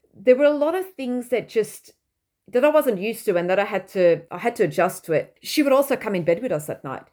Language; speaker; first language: English; non-native, fluent; Dutch